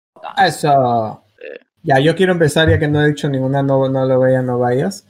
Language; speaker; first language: Spanish; native; Spanish